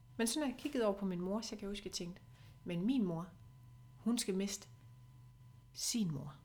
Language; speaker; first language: Danish; native; Danish